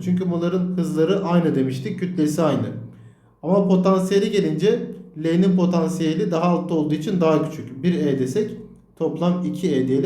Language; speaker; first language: Turkish; native; Turkish